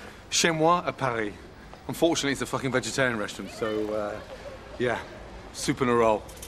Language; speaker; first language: English; native; English